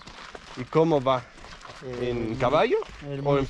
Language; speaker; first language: Spanish; non-native, fluent; Danish